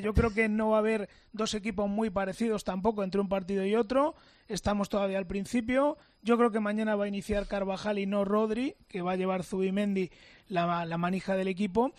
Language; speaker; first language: Spanish; native; Spanish